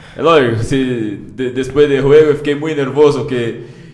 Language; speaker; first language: Spanish; non-native, learner; Portuguese